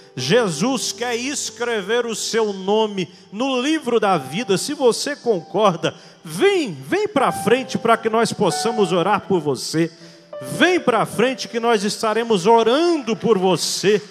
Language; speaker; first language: Portuguese; native; Portuguese